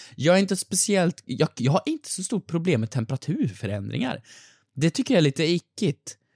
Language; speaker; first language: Swedish; native; Swedish